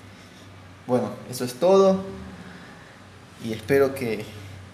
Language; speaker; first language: Spanish; native; Spanish